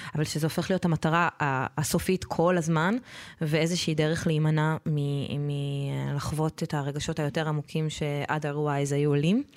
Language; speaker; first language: Hebrew; native; Hebrew